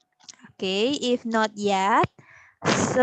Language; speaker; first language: English; non-native, fluent; Indonesian